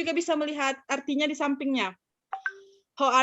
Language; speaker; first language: Indonesian; native; Indonesian